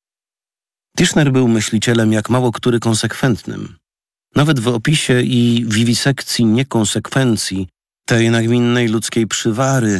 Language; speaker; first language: Polish; native; Polish